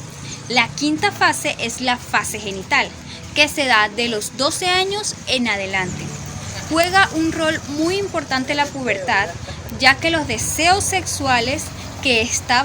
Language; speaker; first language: Spanish; native; Spanish